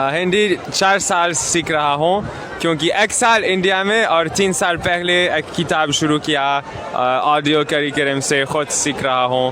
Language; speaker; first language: Hindi; non-native, learner; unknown